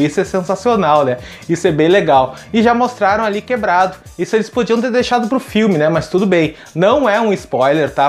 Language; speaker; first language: Portuguese; native; Portuguese